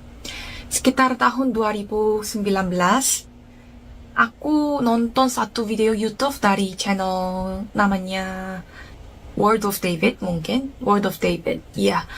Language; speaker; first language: Indonesian; non-native, fluent; Korean